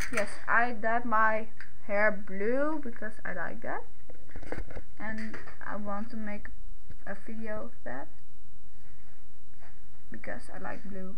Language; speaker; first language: English; non-native, learner; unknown